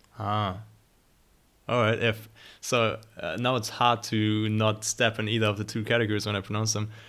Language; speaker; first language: English; non-native, fluent; German